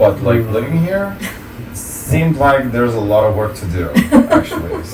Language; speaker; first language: English; non-native, fluent; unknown